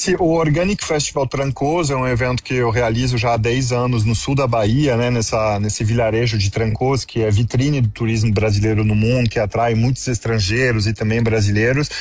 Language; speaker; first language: Portuguese; non-native, fluent; French